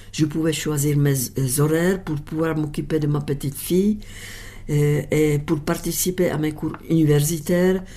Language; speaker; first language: French; non-native, fluent; Czech